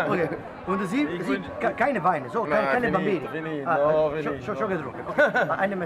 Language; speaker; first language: German; non-native, learner; Italian